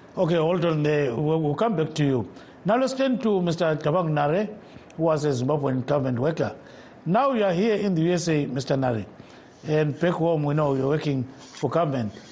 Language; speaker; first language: English; non-native, local second language; North Ndebele